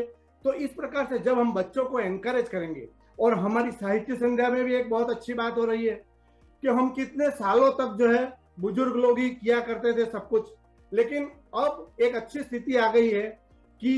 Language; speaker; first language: Hindi; native; Hindi